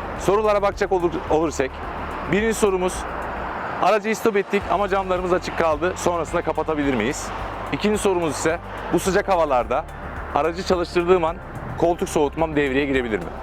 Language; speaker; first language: Turkish; native; Turkish